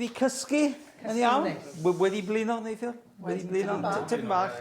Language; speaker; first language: Welsh; non-native, fluent; English